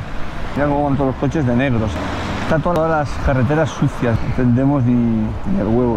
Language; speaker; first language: Spanish; native; Spanish